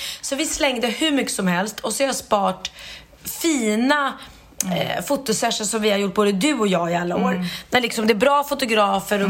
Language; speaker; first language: Swedish; native; Swedish